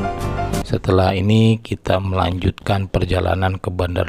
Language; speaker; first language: Indonesian; native; Indonesian